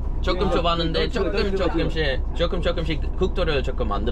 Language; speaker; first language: Korean; non-native, fluent; Dutch